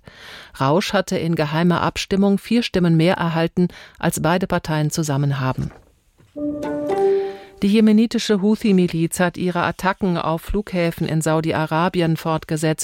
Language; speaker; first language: German; native; German